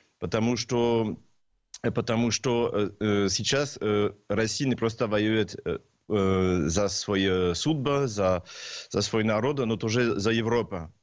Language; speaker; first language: Russian; non-native, learner; French